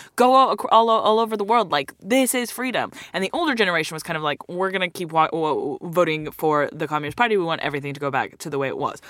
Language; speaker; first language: English; non-native, fluent; Russian